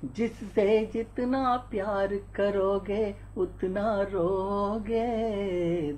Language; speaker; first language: Hindi; native; Hindi